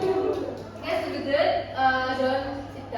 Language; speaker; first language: English; non-native, learner; Indonesian